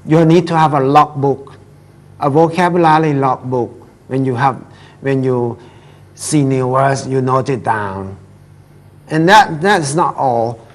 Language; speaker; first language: English; non-native, fluent; Thai